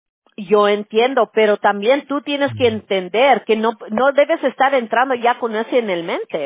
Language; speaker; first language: Spanish; early bilingual, heritage; English